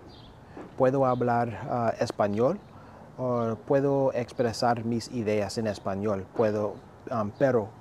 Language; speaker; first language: Spanish; non-native, learner; English